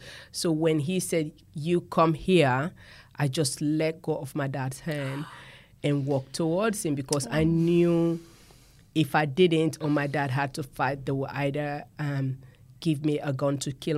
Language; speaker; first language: English; non-native, local second language; Krio